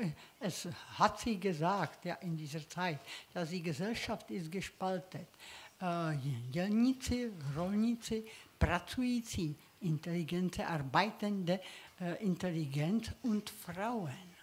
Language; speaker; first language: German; non-native, learner; Czech